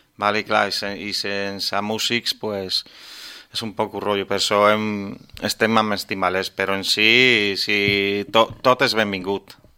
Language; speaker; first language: Catalan; non-native, local second language; Spanish